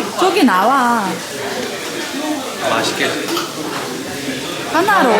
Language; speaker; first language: Korean; non-native, learner; Ukrainian